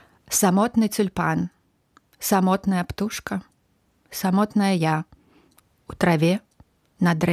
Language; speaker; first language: German; non-native, fluent; Russian